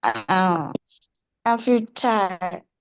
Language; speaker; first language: English; non-native, learner; Vietnamese